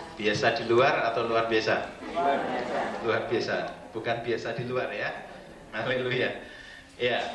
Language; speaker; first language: Indonesian; native; Indonesian